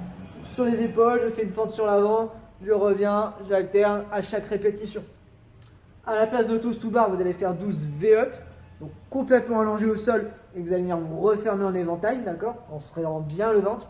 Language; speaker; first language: French; native; French